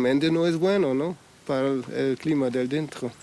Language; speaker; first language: Spanish; non-native, fluent; German